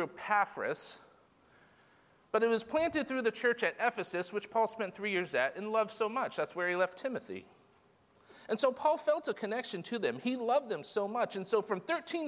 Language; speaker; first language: English; native; English